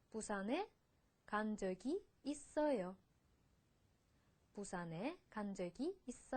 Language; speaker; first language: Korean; non-native, fluent; Russian